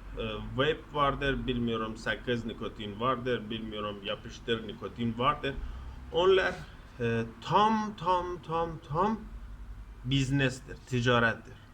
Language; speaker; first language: Turkish; non-native, learner; Persian